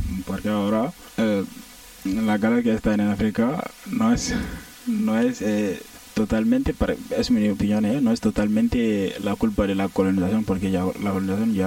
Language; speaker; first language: Spanish; non-native, learner; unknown